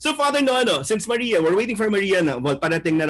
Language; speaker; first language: Filipino; native; Filipino